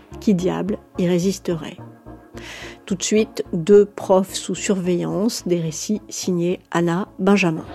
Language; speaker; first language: French; native; French